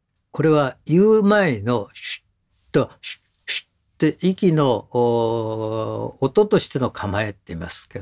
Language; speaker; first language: Japanese; native; Japanese